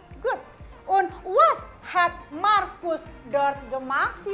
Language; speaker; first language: German; non-native, fluent; Indonesian